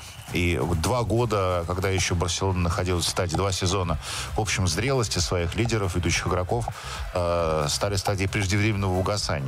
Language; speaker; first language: Russian; native; Russian